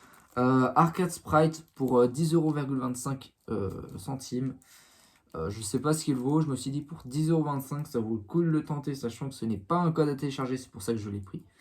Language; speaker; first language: French; native; French